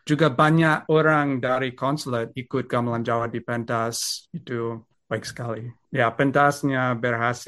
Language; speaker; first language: Indonesian; non-native, learner; English